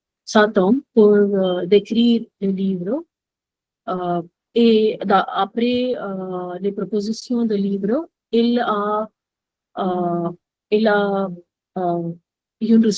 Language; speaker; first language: French; non-native, learner; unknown